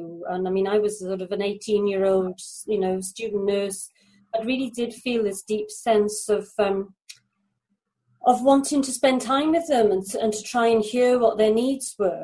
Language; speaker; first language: English; native; English